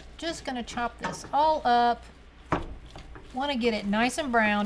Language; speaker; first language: English; native; English